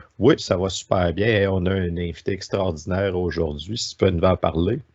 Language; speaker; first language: French; native; French